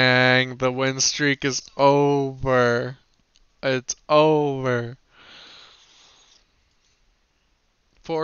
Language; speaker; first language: English; native; English